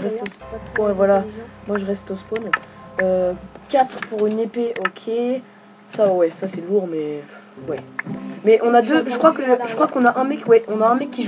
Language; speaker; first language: French; native; French